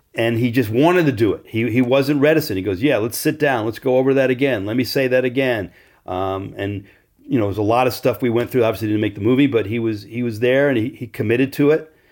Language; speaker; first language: English; native; English